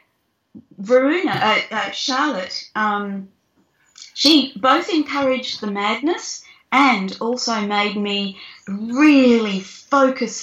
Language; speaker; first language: English; native; English